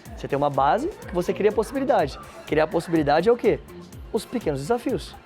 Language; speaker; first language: Portuguese; native; Portuguese